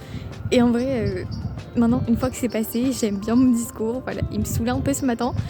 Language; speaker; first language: French; native; French